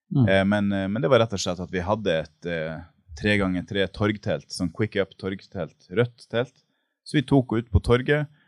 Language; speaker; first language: Norwegian; native; Norwegian